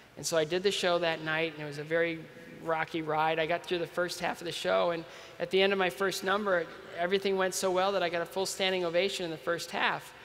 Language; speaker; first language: English; native; English